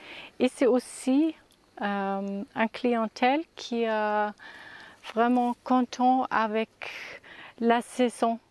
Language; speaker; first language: French; non-native, learner; German